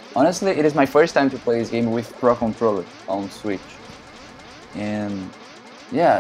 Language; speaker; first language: English; non-native, learner; Portuguese